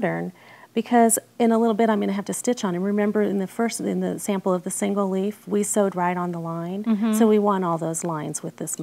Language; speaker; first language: English; native; English